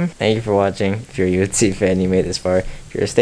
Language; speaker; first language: English; native; English